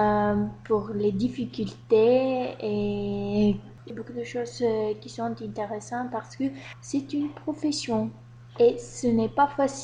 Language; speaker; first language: French; non-native, learner; Bulgarian